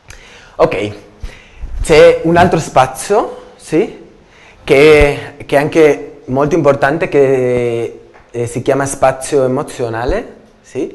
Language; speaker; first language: Italian; non-native, learner; Spanish